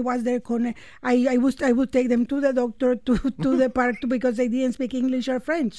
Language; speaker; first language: English; non-native, fluent; Spanish